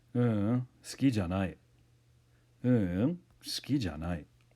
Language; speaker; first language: Japanese; non-native, fluent; English